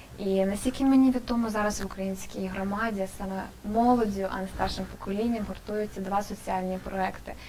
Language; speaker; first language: Ukrainian; native; Ukrainian